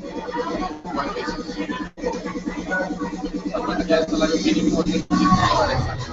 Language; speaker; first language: Spanish; native; Spanish